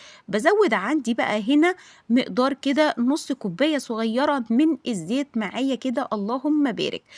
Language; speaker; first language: Arabic; native; Arabic